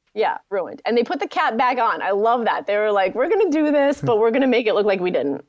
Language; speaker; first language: English; native; English